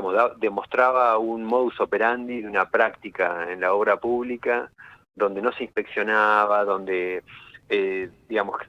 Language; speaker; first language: Spanish; native; Spanish